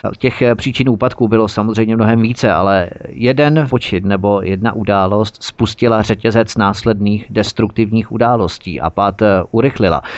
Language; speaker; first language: Czech; native; Czech